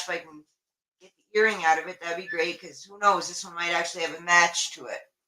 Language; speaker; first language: English; native; English